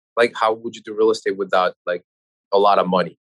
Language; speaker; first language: English; non-native, fluent; Korean